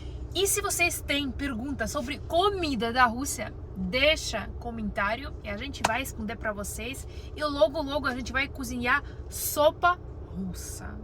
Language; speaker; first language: Portuguese; non-native, learner; Russian